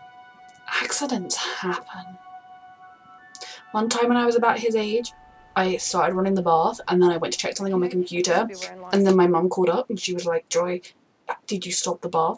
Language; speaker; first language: English; native; English